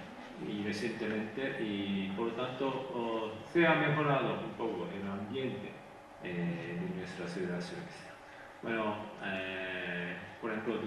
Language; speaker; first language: Spanish; non-native, fluent; Japanese